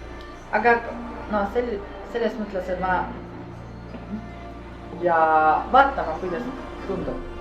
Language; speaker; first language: Estonian; non-native, learner; Tajik